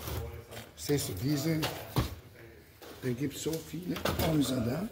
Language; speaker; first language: German; non-native, learner; Italian